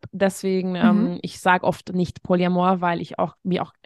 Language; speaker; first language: German; non-native, fluent; Hungarian